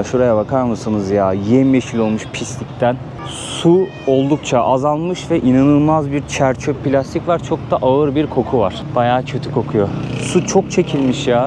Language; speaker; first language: Turkish; native; Turkish